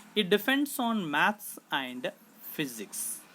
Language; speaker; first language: English; non-native, local second language; Kannada